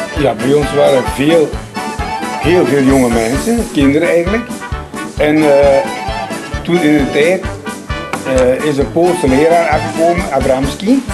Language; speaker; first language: Dutch; early bilingual, other home language; Polish